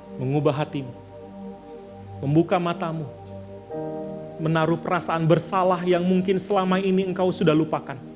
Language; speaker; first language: Indonesian; native; Indonesian